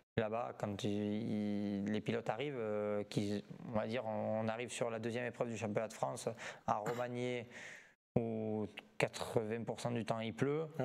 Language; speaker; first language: French; native; French